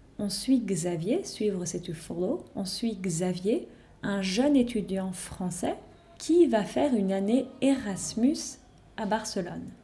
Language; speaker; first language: French; native; French